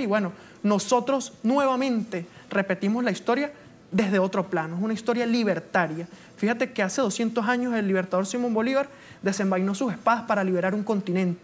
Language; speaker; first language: Spanish; native; Spanish